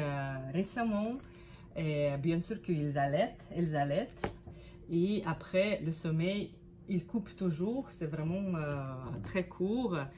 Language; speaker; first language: French; non-native, fluent; Russian